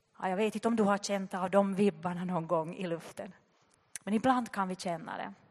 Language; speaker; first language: Swedish; native; Swedish